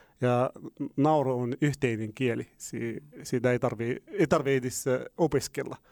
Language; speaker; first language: Finnish; non-native, fluent; Arabic